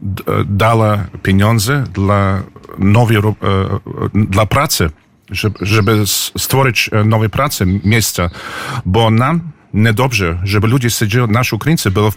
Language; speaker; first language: Polish; early bilingual, heritage; English